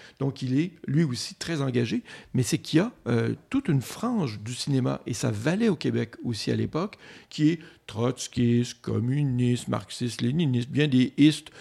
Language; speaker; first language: French; native; French